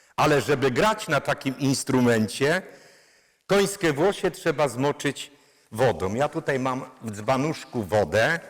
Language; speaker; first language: Polish; non-native, local second language; Kashubian